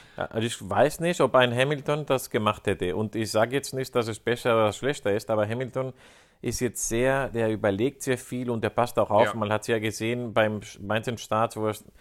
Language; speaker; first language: German; non-native, fluent; Spanish